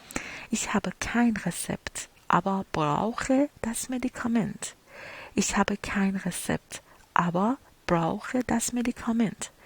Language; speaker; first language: German; non-native, fluent; Persian